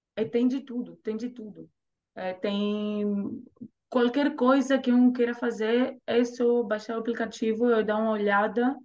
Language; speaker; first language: Portuguese; non-native, fluent; Greek